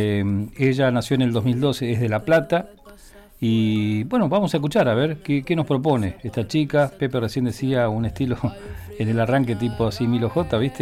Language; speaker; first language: Spanish; native; Spanish